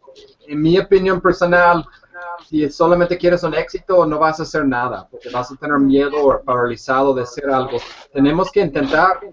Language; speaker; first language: Spanish; non-native, fluent; English